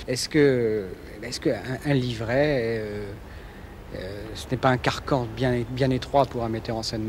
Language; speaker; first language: French; native; French